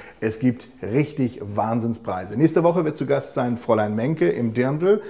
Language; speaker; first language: German; native; German